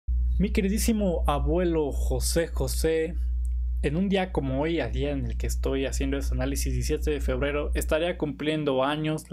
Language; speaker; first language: Spanish; native; Spanish